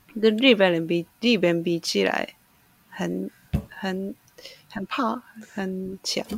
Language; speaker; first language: Chinese; non-native, learner; Japanese